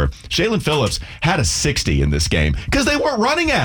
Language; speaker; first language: English; native; English